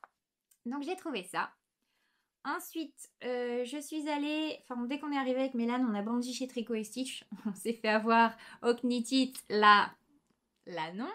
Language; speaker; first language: French; native; French